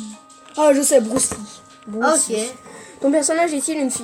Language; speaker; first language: French; native; French